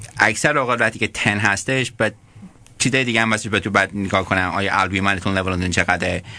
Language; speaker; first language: Persian; early bilingual, heritage; Persian